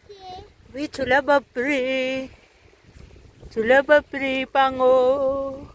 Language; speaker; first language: French; non-native, learner; Filipino